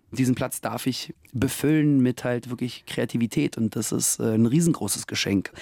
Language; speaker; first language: German; early bilingual, other home language; Russian